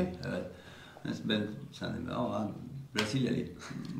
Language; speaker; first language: Turkish; non-native, learner; Spanish